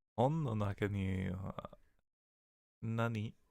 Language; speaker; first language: Japanese; non-native, learner; English